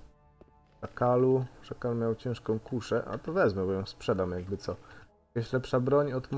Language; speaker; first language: Polish; native; Polish